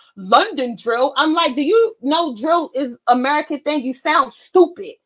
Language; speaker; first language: English; native; English